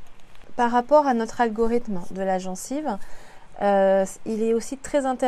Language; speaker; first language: French; native; French